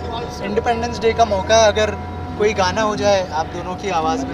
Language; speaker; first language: Hindi; native; Hindi